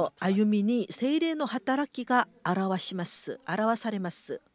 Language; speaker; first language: Japanese; non-native, fluent; Korean